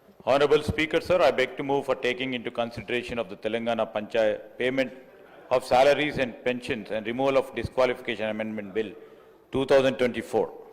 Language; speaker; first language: English; non-native, local second language; Telugu